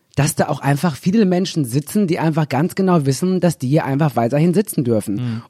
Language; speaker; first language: German; native; German